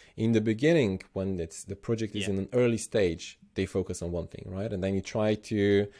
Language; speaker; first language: English; non-native, fluent; Slovenian